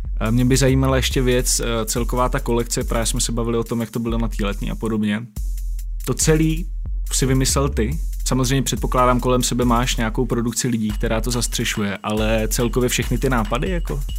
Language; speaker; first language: Czech; native; Czech